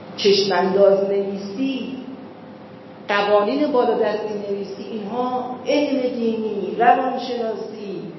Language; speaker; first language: Persian; native; Persian